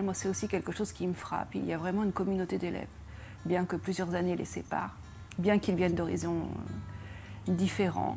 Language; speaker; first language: French; non-native, fluent; Greek